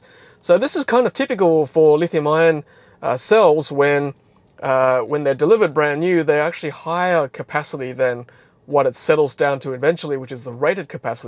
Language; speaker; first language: English; native; English